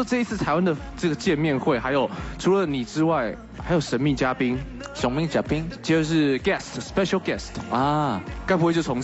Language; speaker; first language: Chinese; native; Chinese